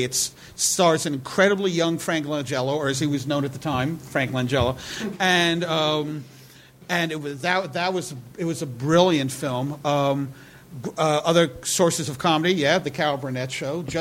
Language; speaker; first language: English; native; English